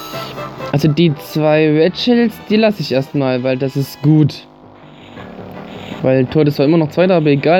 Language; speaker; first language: German; native; German